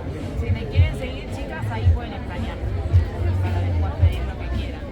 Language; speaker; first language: Spanish; native; Spanish